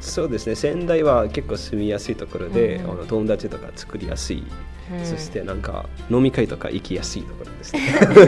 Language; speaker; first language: Japanese; non-native, fluent; Newari